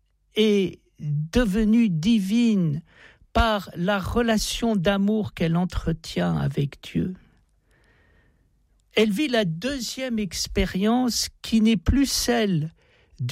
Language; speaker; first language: French; native; French